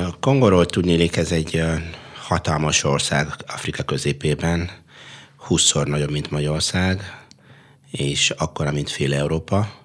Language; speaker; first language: Hungarian; non-native, fluent; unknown